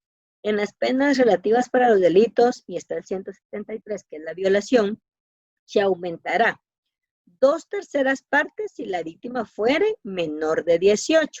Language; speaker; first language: Spanish; native; Spanish